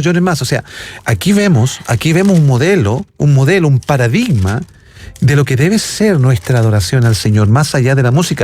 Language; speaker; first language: Spanish; native; Spanish